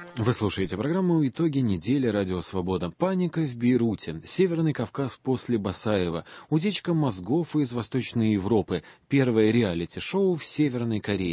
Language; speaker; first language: Russian; native; Russian